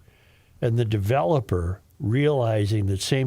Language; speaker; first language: English; native; English